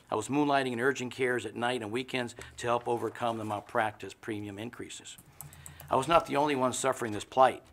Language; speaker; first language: English; native; English